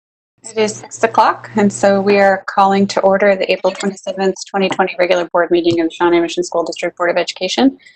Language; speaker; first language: English; native; English